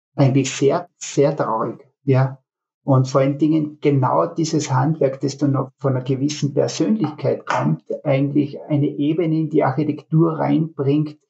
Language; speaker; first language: German; native; German